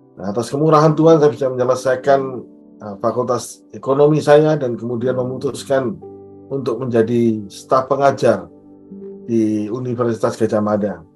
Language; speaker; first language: Indonesian; native; Indonesian